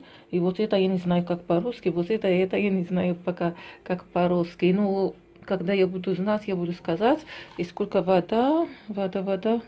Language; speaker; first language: Russian; non-native, learner; Arabic